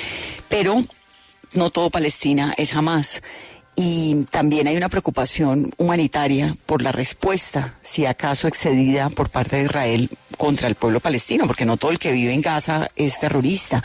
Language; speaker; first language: Spanish; native; Spanish